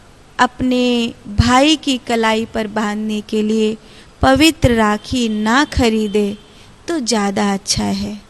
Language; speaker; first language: Hindi; native; Hindi